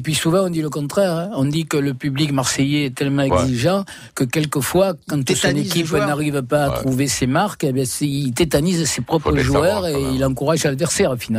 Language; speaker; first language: French; native; French